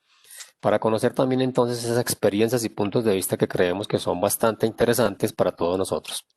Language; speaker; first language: Spanish; native; Spanish